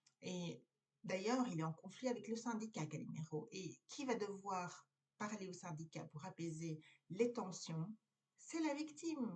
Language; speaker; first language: French; native; French